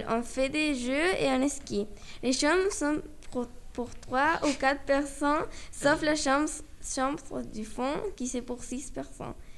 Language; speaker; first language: French; non-native, learner; Spanish